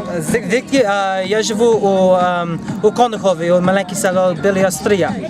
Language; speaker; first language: Ukrainian; non-native, learner; English